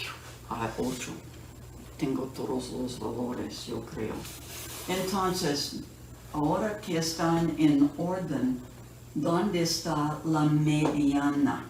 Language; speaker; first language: Spanish; non-native, fluent; English